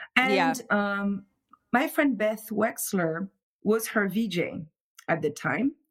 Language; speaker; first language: English; non-native, fluent; French